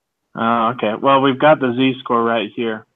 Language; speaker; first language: English; native; English